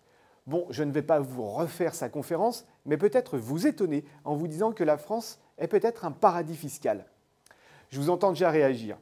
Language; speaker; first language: French; native; French